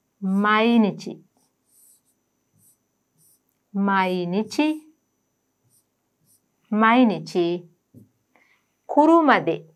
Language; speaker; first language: Japanese; non-native, fluent; Sinhala